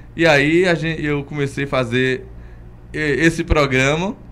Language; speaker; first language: Portuguese; native; Portuguese